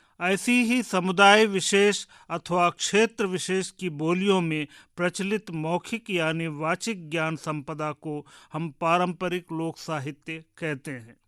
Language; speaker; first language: Hindi; native; Hindi